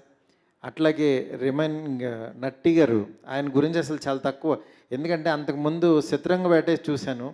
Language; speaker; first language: Telugu; native; Telugu